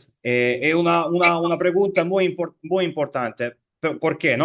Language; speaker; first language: Spanish; non-native, fluent; Italian